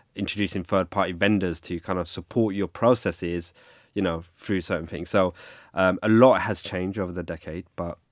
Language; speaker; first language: English; native; English